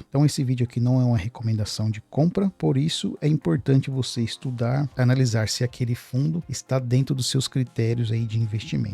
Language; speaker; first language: Portuguese; native; Portuguese